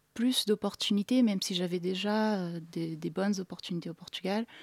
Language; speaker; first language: French; non-native, fluent; Portuguese